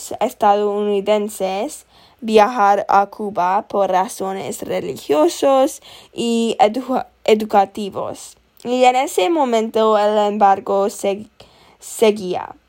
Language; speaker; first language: Spanish; non-native, learner; English